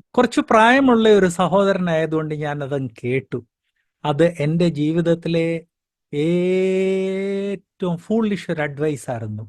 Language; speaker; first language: Malayalam; native; Malayalam